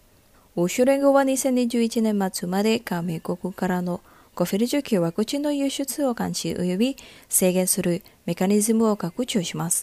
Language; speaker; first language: Japanese; non-native, fluent; Indonesian